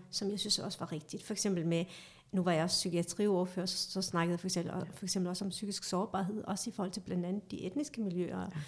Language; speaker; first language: Danish; early bilingual, other home language; Kurdish